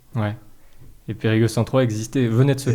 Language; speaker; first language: French; native; French